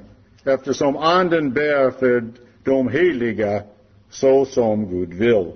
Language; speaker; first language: Swedish; non-native, learner; English